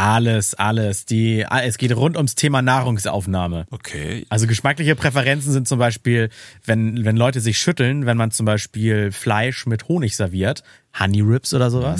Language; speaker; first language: German; native; German